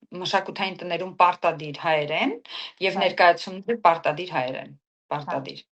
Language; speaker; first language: Armenian; native; Armenian